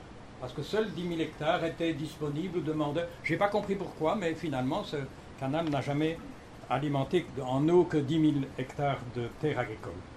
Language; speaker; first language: French; native; French